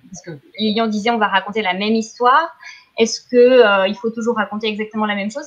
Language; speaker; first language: French; native; French